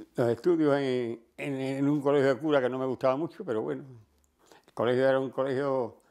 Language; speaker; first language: Spanish; native; Spanish